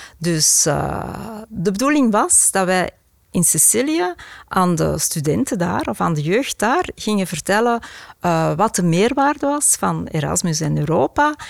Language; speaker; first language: Dutch; native; Dutch